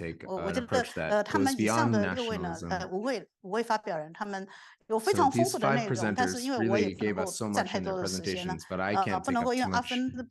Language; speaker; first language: Chinese; native; Chinese